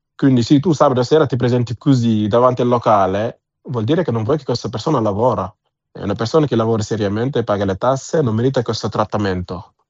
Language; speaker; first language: Italian; non-native, fluent; Wolof